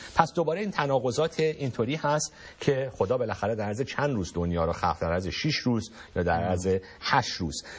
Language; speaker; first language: Persian; native; Persian